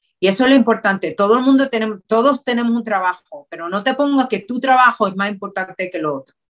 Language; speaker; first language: Spanish; early bilingual, heritage; Spanish